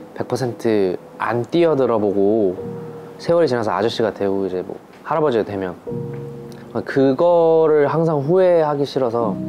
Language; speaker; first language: Korean; early bilingual, heritage; Korean